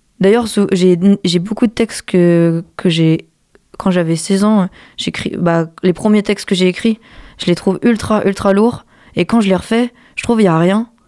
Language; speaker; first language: French; native; French